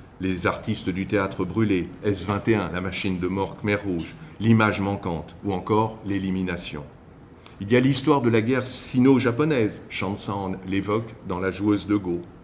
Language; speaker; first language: French; native; French